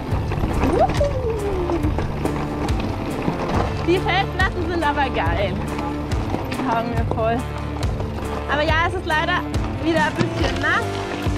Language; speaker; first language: German; native; German